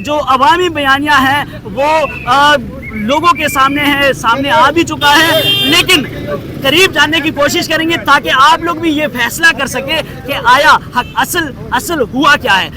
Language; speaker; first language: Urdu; non-native, local second language; Pashto